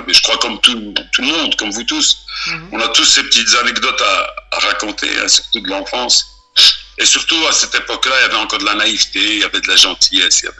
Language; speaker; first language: French; early bilingual, other home language; Arabic